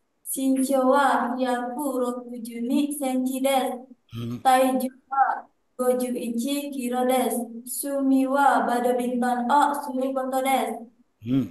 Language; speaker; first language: Japanese; non-native, learner; Indonesian